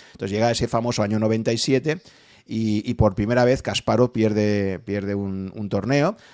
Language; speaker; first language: Spanish; native; Spanish